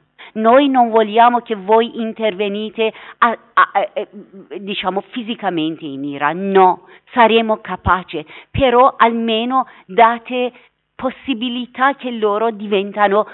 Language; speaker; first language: Italian; non-native, fluent; Persian